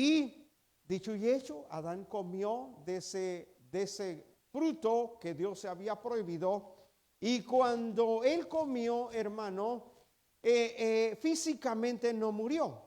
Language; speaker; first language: Spanish; native; Spanish